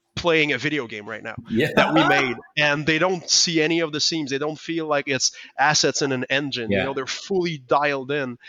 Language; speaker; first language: English; non-native, fluent; French